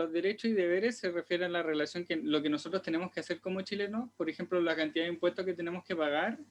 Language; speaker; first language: Spanish; native; Spanish